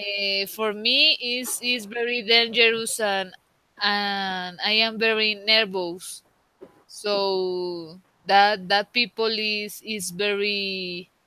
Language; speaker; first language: English; non-native, learner; Spanish